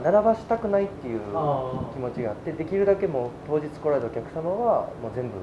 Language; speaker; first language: Japanese; native; Japanese